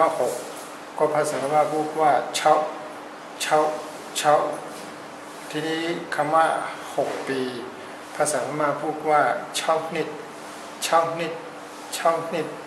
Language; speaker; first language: Thai; non-native, fluent; Burmese